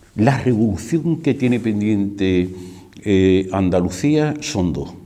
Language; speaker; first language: Spanish; native; Spanish